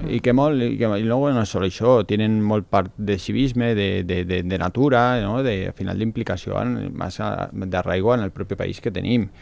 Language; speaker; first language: Catalan; non-native, local second language; Spanish